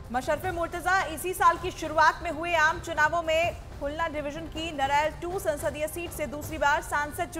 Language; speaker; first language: Hindi; native; Hindi